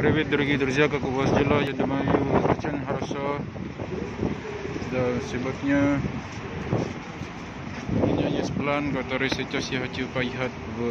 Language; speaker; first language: Russian; non-native, learner; Indonesian